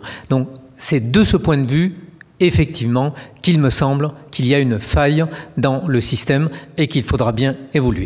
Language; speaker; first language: French; native; French